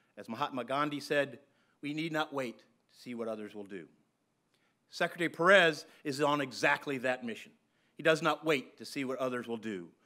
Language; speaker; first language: English; native; English